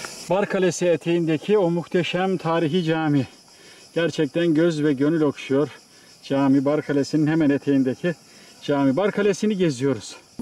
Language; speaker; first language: Turkish; native; Turkish